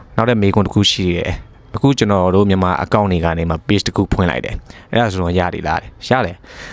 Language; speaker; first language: Burmese; non-native, local second language; Shan